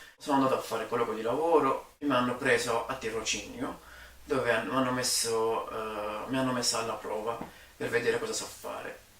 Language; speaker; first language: Italian; non-native, fluent; Arabic